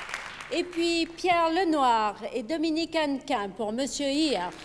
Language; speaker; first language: French; native; French